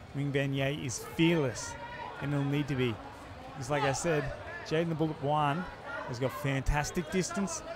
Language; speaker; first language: English; native; English